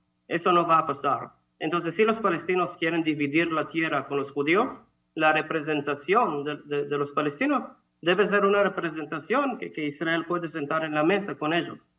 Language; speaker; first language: Spanish; non-native, fluent; Hebrew